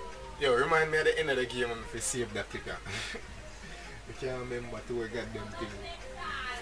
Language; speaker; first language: English; non-native, local second language; Jamaican Creole English